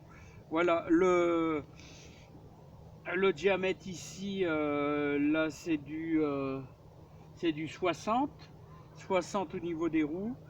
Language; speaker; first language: French; native; French